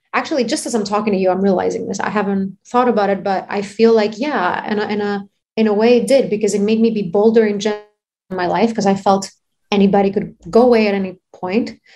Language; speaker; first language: English; non-native, fluent; Greek